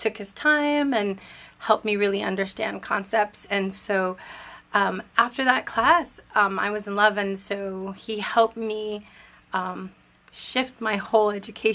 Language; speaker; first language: English; early bilingual, other home language; Spanish